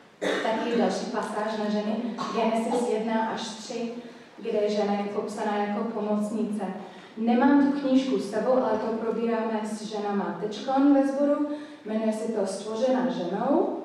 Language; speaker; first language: Czech; non-native, fluent; English